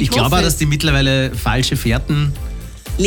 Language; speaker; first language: German; native; German